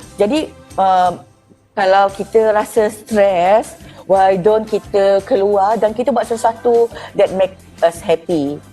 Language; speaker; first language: Malay; native; Malay